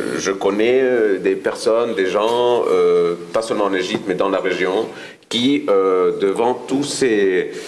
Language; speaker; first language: French; non-native, fluent; Spanish